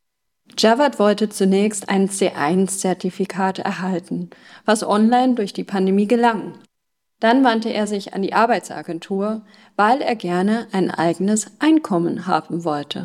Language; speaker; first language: German; native; German